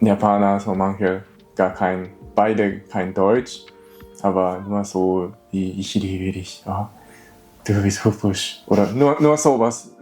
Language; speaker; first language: German; non-native, learner; Japanese